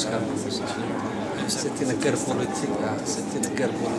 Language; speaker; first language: French; non-native, fluent; Somali